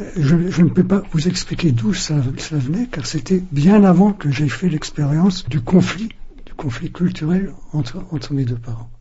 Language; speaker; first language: French; non-native, fluent; German